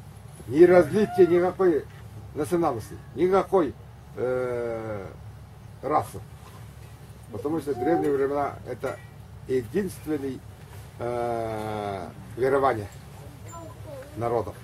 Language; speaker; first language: Russian; non-native, local second language; Tuvinian